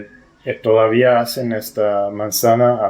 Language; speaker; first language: Spanish; non-native, learner; Portuguese